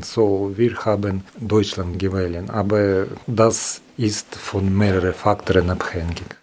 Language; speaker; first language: German; non-native, learner; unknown